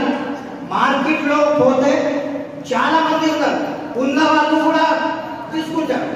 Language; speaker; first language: Telugu; non-native, local second language; Urdu